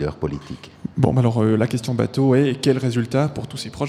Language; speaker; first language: French; native; French